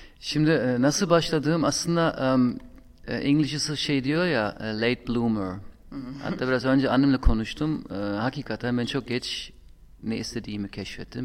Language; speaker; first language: Turkish; non-native, fluent; German